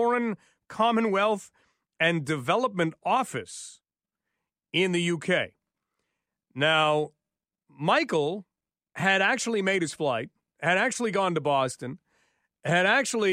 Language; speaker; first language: English; native; English